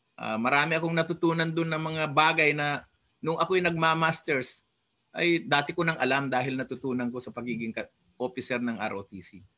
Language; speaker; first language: Filipino; non-native, local second language; Iloko